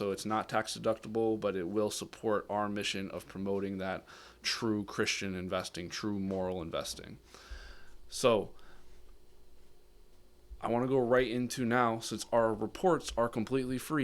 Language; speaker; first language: English; native; English